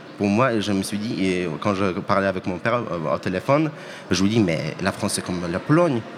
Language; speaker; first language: French; non-native, fluent; Polish